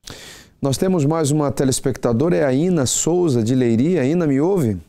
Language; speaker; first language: Portuguese; native; Portuguese